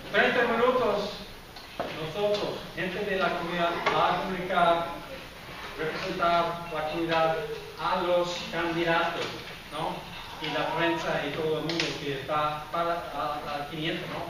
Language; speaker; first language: Spanish; non-native, fluent; English